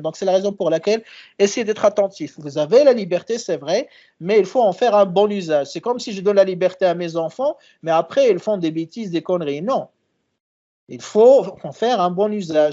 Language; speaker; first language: French; non-native, local second language; Arabic